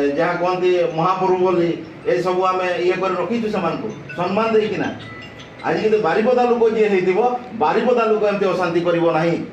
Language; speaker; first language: Odia; non-native, local second language; Santali